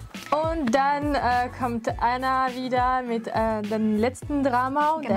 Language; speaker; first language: German; non-native, fluent; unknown